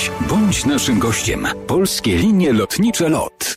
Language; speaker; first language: Polish; native; Polish